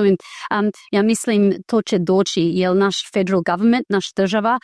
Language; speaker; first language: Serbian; early bilingual, heritage; Croatian